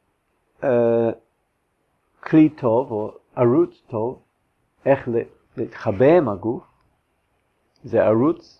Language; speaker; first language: Hebrew; non-native, fluent; English